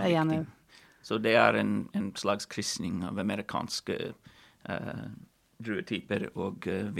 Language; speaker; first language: Norwegian; non-native, fluent; English